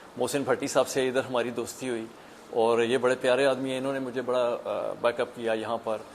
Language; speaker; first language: Urdu; native; Urdu